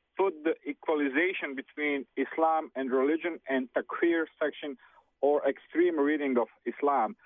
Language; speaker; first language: English; non-native, fluent; Serbian